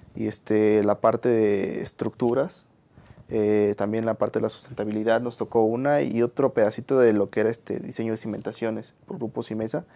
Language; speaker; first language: Spanish; native; Spanish